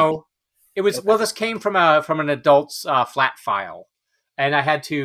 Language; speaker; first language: English; native; English